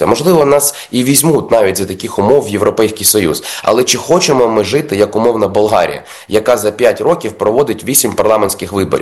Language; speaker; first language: Ukrainian; native; Ukrainian